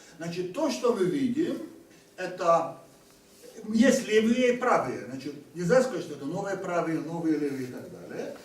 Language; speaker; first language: Russian; non-native, fluent; Hungarian